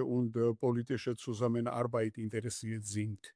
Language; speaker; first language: German; non-native, fluent; Georgian